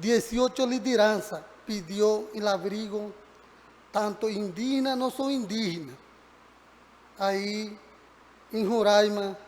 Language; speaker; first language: Portuguese; non-native, learner; Spanish